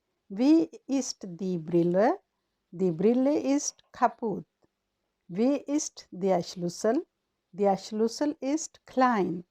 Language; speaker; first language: German; non-native, learner; Urdu